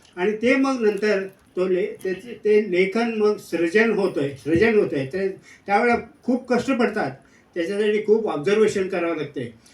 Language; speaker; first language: Marathi; non-native, local second language; Kannada